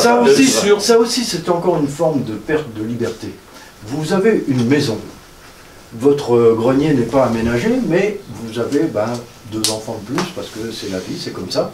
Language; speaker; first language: French; native; French